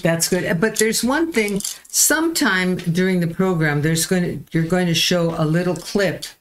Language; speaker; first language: English; native; English